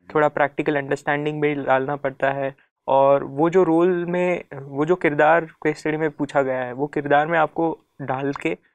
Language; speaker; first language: Hindi; non-native, local second language; Marathi